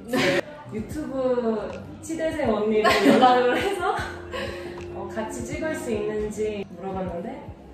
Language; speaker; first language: Korean; early bilingual, heritage; Korean